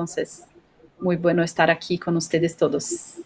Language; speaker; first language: Spanish; non-native, fluent; Portuguese